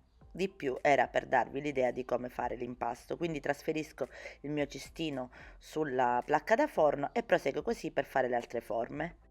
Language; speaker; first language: Italian; native; Italian